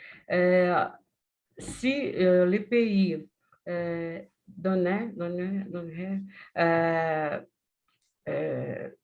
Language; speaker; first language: French; non-native, learner; Portuguese